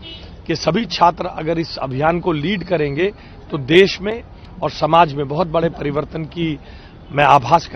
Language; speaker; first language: Hindi; native; Hindi